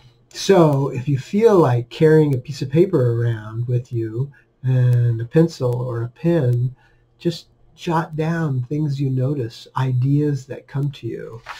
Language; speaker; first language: English; native; English